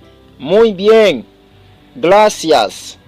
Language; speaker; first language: Spanish; non-native, fluent; Haitian Creole